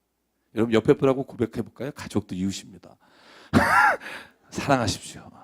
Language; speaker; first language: Korean; native; Korean